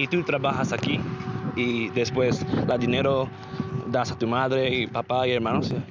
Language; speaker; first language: Spanish; non-native, learner; English